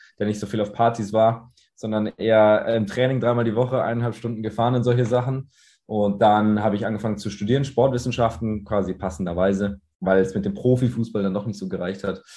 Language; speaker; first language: German; early bilingual, other home language; English